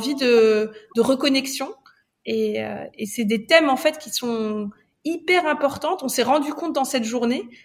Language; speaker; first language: French; non-native, local second language; Arabic